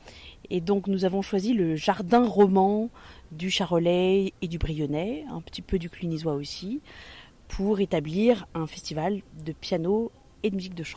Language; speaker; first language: French; native; French